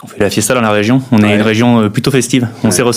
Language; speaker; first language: French; native; French